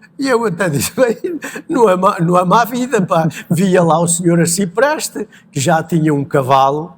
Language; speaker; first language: Portuguese; native; Portuguese